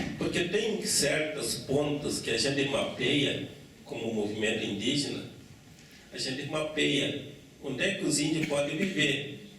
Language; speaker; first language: Portuguese; non-native, local second language; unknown